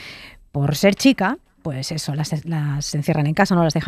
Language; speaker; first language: Spanish; native; Spanish